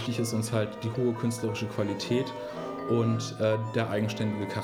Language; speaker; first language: German; native; German